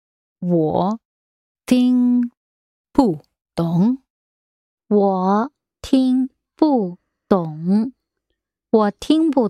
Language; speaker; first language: Chinese; non-native, learner; English